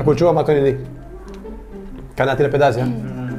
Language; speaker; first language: Indonesian; non-native, learner; Portuguese